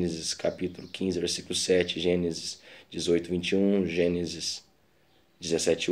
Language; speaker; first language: Portuguese; native; Portuguese